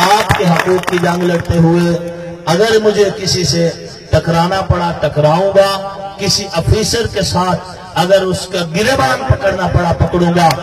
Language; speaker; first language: Urdu; non-native, local second language; Punjabi